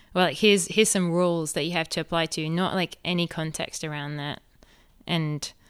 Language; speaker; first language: English; native; English